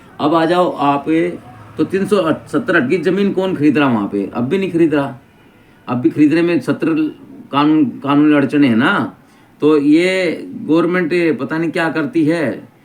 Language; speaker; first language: Hindi; native; Hindi